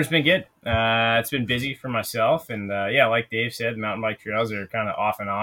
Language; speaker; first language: English; native; English